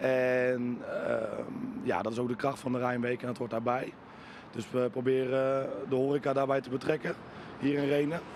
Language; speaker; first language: Dutch; native; Dutch